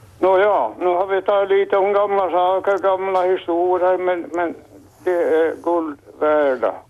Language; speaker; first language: Swedish; native; Swedish